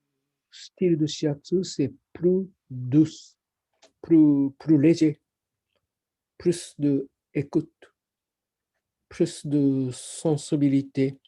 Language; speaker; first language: French; non-native, fluent; Japanese